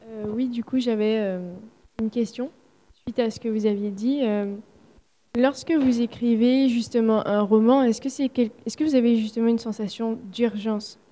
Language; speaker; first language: French; native; French